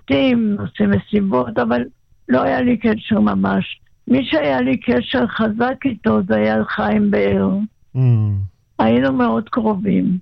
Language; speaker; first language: Hebrew; non-native, local second language; German